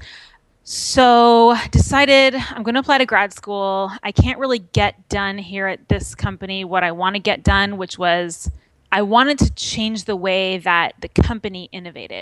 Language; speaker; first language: English; native; English